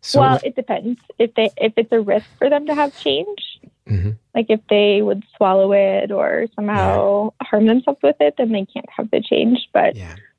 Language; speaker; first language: English; native; English